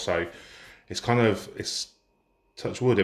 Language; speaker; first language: English; native; English